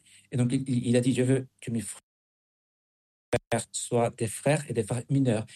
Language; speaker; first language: French; non-native, fluent; Spanish